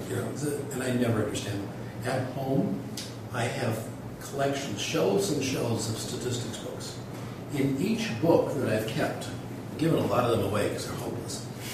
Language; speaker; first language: English; native; English